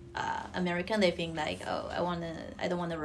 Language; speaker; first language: English; non-native, fluent; Chinese